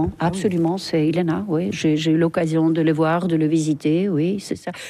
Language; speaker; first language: French; non-native, fluent; Estonian